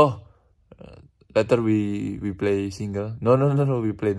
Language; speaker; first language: English; non-native, learner; Indonesian